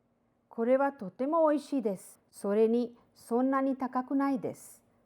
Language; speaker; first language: Japanese; non-native, fluent; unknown